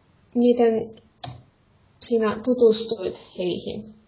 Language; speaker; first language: Finnish; non-native, fluent; Russian